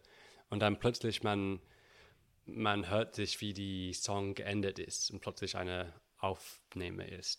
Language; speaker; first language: German; non-native, learner; English